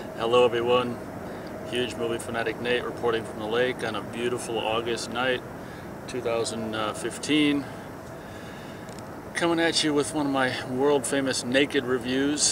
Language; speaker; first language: English; native; English